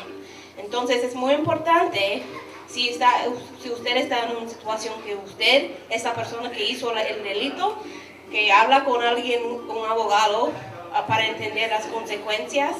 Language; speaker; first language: Spanish; non-native, fluent; English